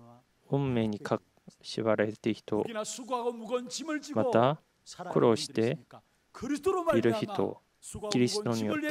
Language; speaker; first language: Japanese; non-native, fluent; Korean